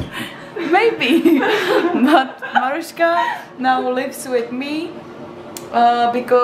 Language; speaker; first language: English; non-native, learner; Czech